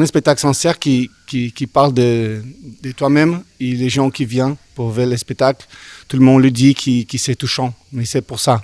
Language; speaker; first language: French; non-native, learner; Portuguese